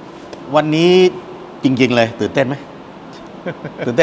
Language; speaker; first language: Thai; native; Thai